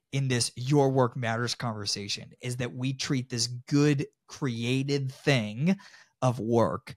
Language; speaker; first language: English; native; English